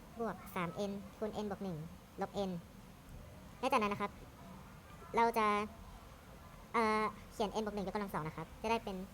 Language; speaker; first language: Thai; native; Thai